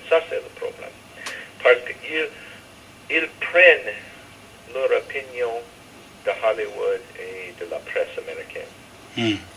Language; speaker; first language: French; non-native, fluent; English